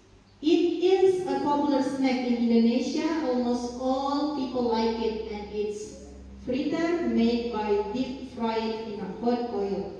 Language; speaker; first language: English; non-native, learner; Indonesian